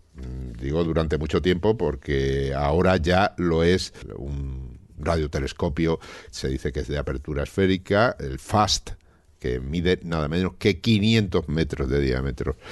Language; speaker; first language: Spanish; native; Spanish